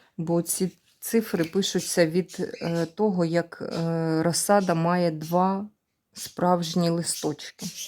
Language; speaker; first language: Ukrainian; native; Ukrainian